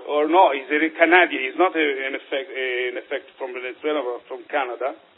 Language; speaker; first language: English; non-native, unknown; Italian